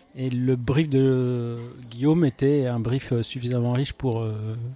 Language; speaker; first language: French; native; French